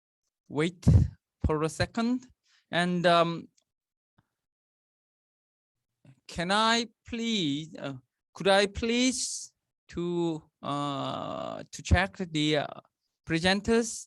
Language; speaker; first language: English; non-native, fluent; Korean